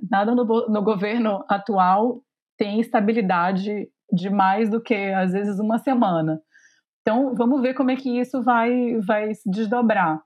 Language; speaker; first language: Portuguese; native; Portuguese